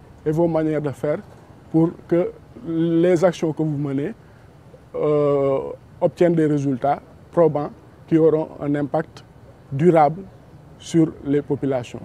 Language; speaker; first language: French; non-native, local second language; Wolof